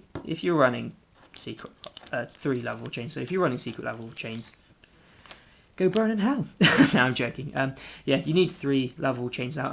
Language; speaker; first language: English; native; English